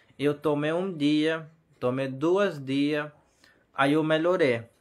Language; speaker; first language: Portuguese; non-native, learner; Hindi